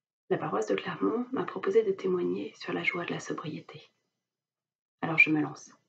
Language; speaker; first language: French; native; French